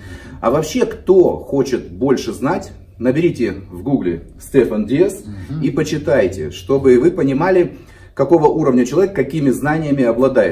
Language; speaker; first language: Russian; native; Russian